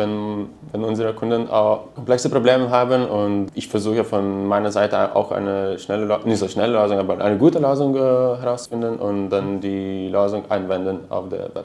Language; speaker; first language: German; non-native, learner; Lithuanian